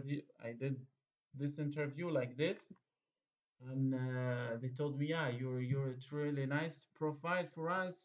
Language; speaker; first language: English; non-native, fluent; Arabic